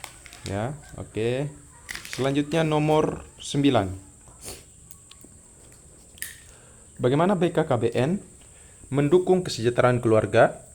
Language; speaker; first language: Indonesian; native; Indonesian